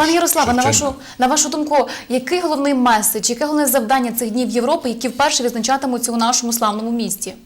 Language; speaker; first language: Ukrainian; native; Ukrainian